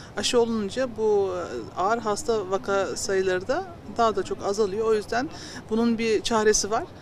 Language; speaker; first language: Turkish; early bilingual, heritage; Turkish